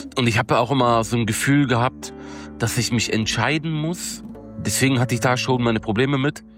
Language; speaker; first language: German; native; German